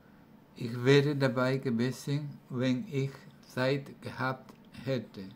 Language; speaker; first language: German; non-native, learner; Spanish